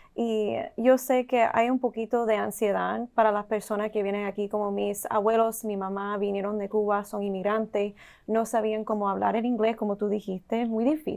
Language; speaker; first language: Spanish; early bilingual, heritage; Spanish